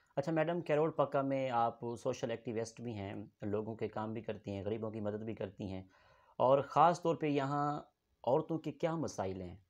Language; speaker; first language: Urdu; non-native, local second language; Saraiki